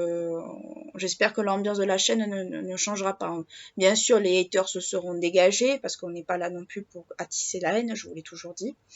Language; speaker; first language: French; native; French